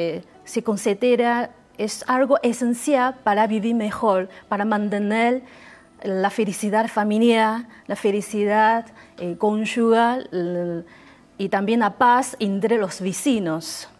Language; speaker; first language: Spanish; non-native, fluent; Chinese